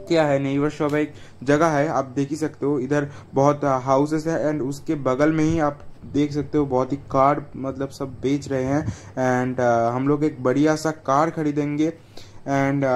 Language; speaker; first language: Hindi; non-native, local second language; Bangla